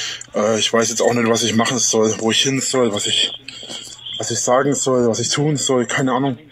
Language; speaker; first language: German; native; German